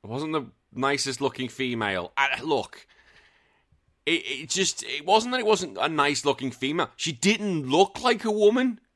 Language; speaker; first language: English; native; English